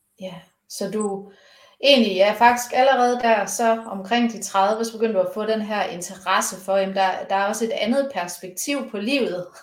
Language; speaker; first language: Danish; native; Danish